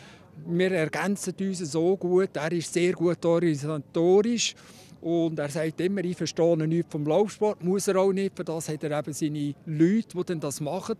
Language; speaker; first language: German; native; German